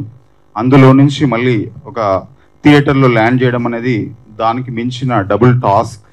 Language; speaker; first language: Telugu; native; Telugu